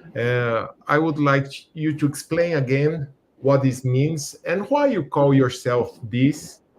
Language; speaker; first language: English; non-native, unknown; Portuguese